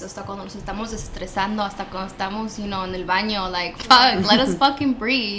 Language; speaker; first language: Spanish; early bilingual, heritage; Spanish